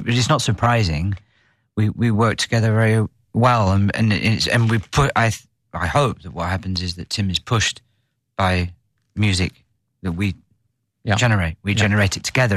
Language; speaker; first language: English; native; English